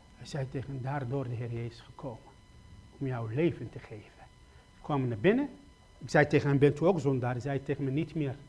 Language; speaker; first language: Dutch; non-native, fluent; Kurdish